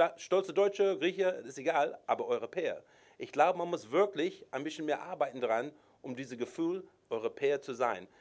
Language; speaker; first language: German; non-native, fluent; English